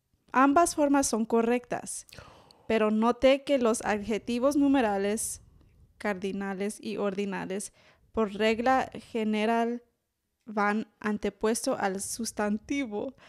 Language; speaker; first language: Spanish; early bilingual, heritage; Spanish